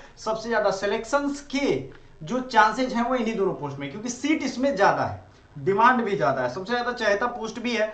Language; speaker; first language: Hindi; native; Hindi